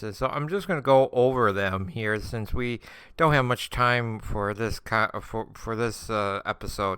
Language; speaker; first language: English; native; English